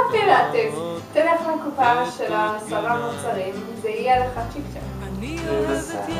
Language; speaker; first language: Hebrew; non-native, learner; English